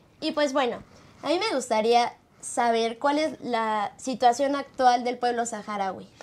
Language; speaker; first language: Spanish; native; Spanish